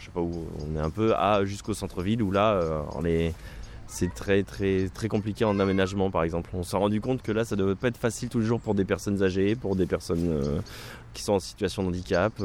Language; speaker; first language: French; native; French